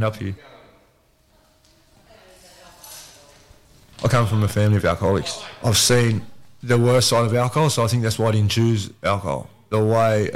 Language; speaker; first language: English; native; English